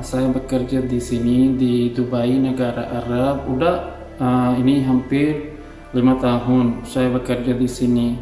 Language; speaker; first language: Indonesian; non-native, learner; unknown